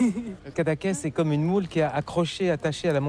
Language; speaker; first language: French; native; French